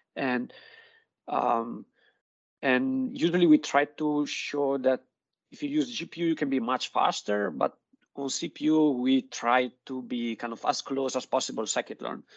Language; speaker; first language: English; non-native, fluent; Italian